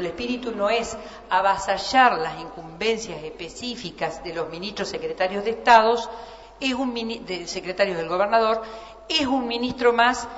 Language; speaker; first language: Spanish; native; Spanish